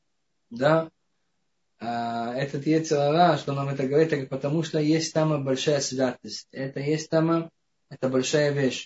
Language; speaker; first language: Russian; non-native, fluent; Hebrew